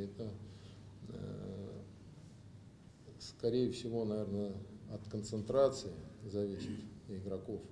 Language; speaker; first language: Russian; native; Russian